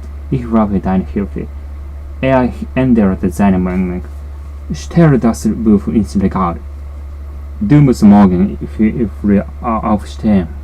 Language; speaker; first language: German; non-native, learner; Japanese